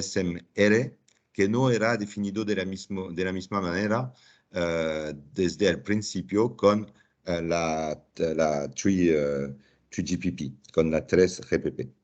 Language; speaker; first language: Spanish; non-native, fluent; French